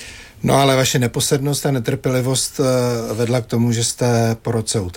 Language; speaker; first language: Czech; native; Czech